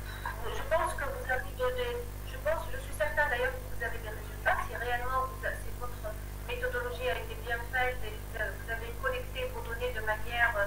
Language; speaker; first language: French; non-native, local second language; Arabic